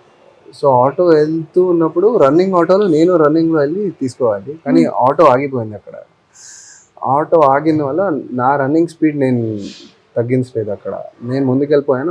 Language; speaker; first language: Telugu; non-native, fluent; Tamil